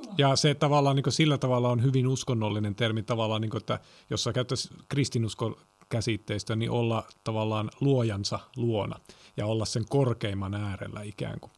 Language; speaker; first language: Finnish; native; Finnish